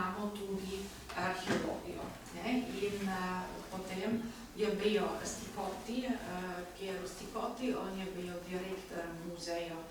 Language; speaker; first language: Slovenian; non-native, learner; German